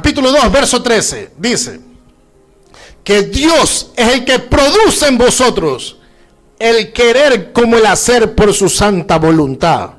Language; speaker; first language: Spanish; native; Spanish